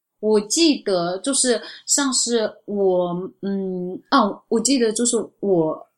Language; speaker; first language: Chinese; non-native, local second language; Uyghur